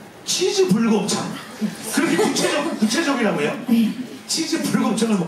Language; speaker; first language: Korean; native; Korean